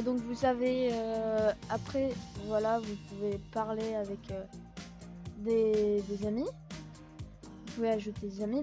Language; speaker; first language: French; native; French